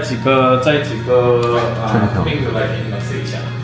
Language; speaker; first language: Chinese; non-native, fluent; Korean